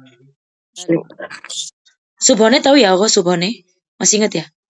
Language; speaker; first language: Indonesian; native; Indonesian